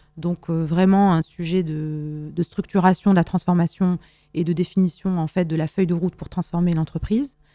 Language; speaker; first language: French; non-native, local second language; Arabic